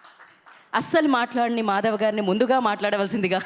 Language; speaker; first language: Telugu; native; Telugu